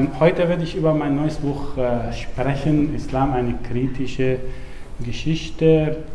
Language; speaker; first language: German; non-native, fluent; Arabic